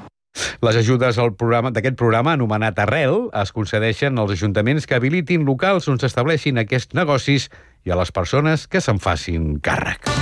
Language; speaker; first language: Catalan; native; Catalan